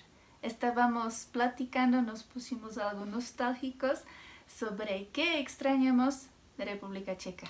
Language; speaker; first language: Spanish; non-native, fluent; Czech